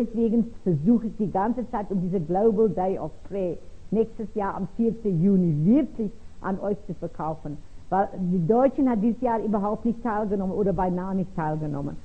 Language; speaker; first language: German; non-native, fluent; Afrikaans